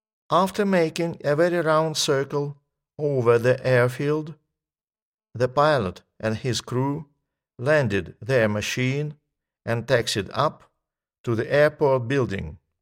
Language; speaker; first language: English; non-native, fluent; Russian